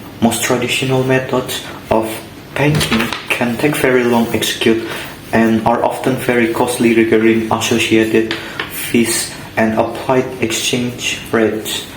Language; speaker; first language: English; non-native, learner; Indonesian